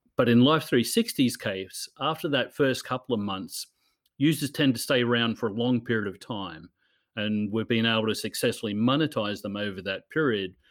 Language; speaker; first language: English; native; English